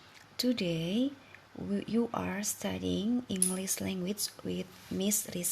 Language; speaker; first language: English; non-native, learner; Indonesian